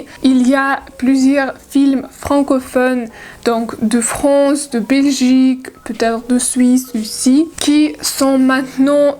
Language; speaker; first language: French; non-native, learner; Russian